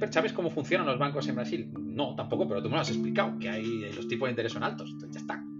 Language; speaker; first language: Spanish; native; Spanish